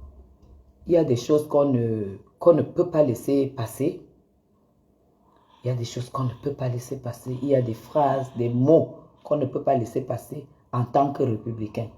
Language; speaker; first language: French; native; French